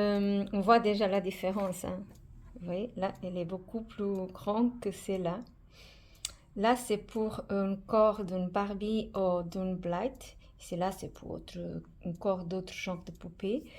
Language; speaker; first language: French; non-native, fluent; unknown